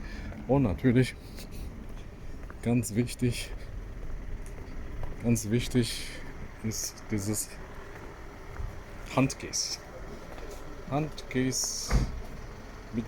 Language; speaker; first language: German; non-native, fluent; Polish